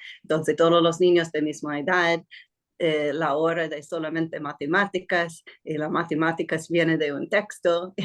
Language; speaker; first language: Spanish; non-native, fluent; English